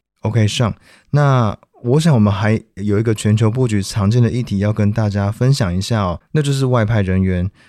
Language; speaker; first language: Chinese; native; Chinese